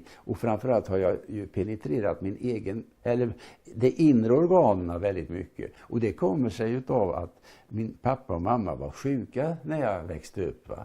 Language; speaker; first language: Swedish; native; Swedish